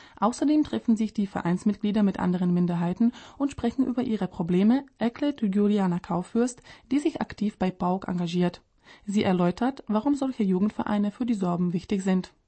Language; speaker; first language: German; non-native, fluent; Czech